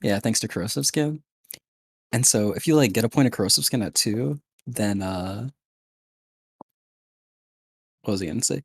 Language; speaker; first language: English; native; English